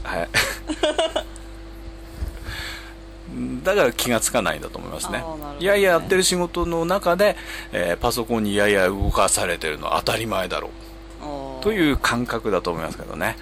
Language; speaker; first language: Japanese; native; Japanese